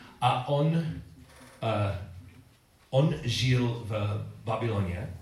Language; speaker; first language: Czech; non-native, learner; English